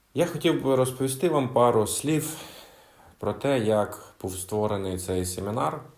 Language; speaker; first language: Ukrainian; non-native, local second language; Russian